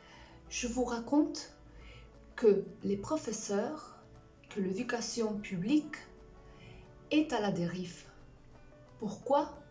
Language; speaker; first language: French; non-native, fluent; Spanish